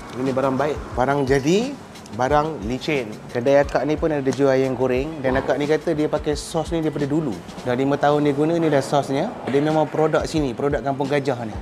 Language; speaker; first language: Malay; native; Malay